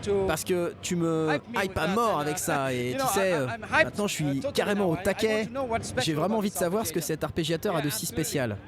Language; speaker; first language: French; native; French